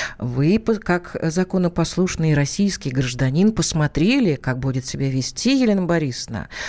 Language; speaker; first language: Russian; native; Russian